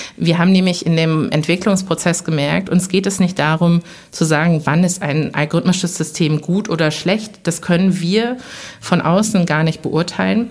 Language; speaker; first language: German; early bilingual, other home language; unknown